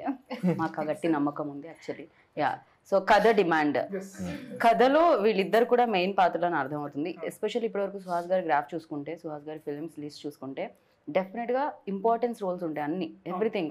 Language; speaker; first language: Telugu; native; Telugu